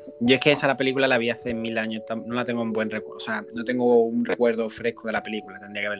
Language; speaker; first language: Spanish; native; Spanish